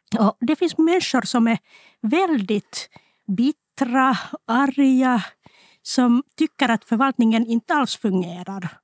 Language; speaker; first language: Swedish; non-native, local second language; Finnish